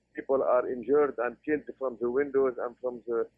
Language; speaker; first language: English; non-native, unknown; Arabic